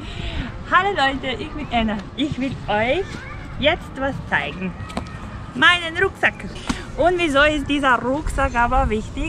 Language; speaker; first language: German; non-native, fluent; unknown